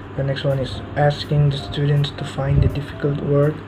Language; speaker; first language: English; non-native, learner; Indonesian